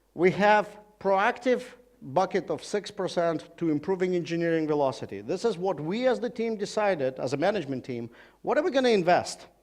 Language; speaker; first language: English; non-native, fluent; Russian